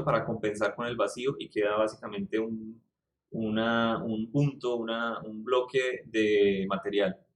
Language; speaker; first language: Spanish; native; Spanish